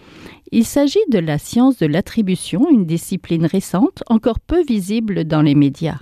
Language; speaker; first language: French; native; French